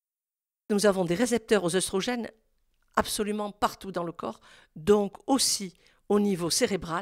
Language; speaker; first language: French; native; French